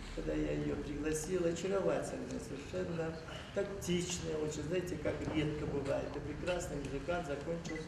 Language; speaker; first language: Russian; non-native, local second language; Kazakh